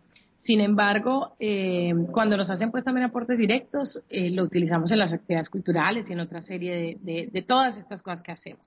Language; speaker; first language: Spanish; native; Spanish